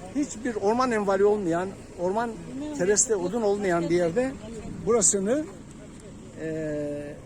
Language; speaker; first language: Turkish; native; Turkish